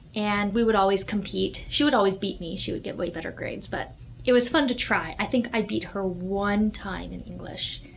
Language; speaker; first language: English; native; English